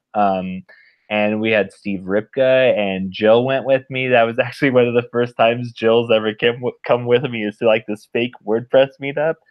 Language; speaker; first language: English; native; English